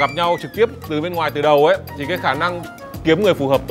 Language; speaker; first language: Vietnamese; native; Vietnamese